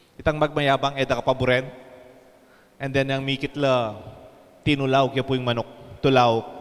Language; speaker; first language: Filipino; non-native, local second language; Pampanga